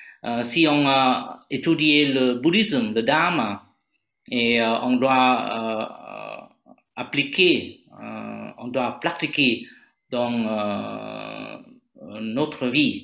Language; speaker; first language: French; non-native, learner; Vietnamese